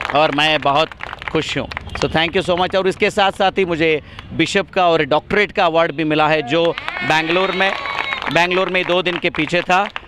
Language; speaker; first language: Hindi; non-native, local second language; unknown